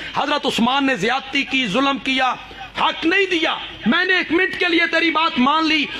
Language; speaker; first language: Urdu; non-native, local second language; Punjabi